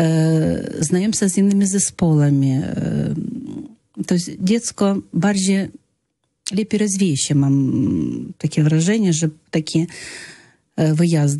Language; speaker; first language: Polish; non-native, learner; Russian